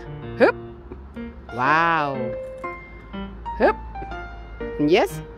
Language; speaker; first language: German; non-native, learner; Thai